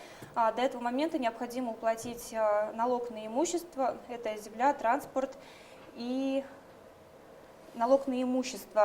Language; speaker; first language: Russian; native; Russian